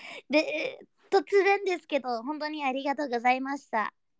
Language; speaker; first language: Japanese; non-native, learner; Indonesian